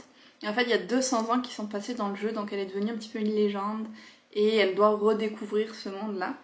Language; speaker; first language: French; native; French